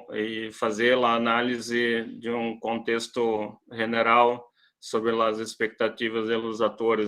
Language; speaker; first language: Portuguese; non-native, learner; Spanish